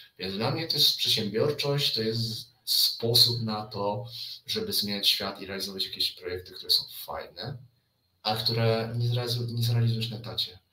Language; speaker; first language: Polish; early bilingual, other home language; Chinese